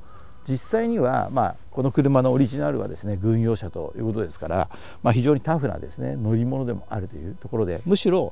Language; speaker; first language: Japanese; native; Japanese